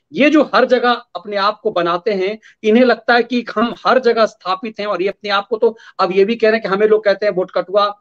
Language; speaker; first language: Hindi; native; Hindi